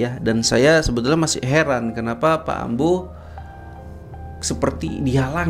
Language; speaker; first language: Indonesian; native; Indonesian